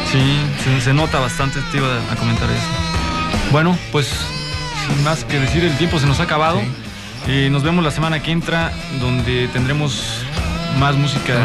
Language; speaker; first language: Spanish; native; Spanish